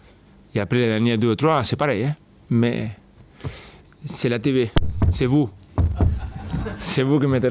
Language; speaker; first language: French; non-native, fluent; Spanish